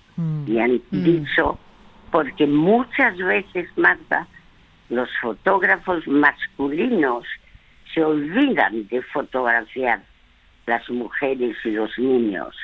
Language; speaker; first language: Spanish; early bilingual, other home language; French